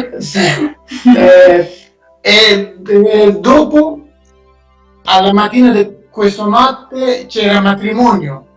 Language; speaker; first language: Italian; non-native, learner; Persian